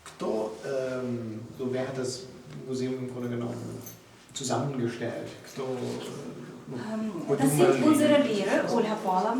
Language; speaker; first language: German; non-native, learner; Ukrainian